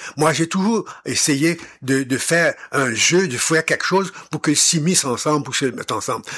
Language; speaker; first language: French; non-native, local second language; Haitian Creole